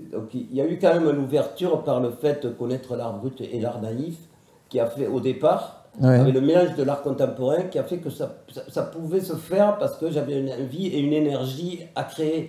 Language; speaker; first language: French; native; French